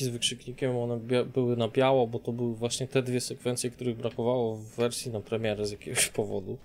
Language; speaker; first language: Polish; native; Polish